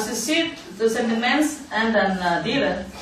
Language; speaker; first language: Dutch; non-native, learner; Indonesian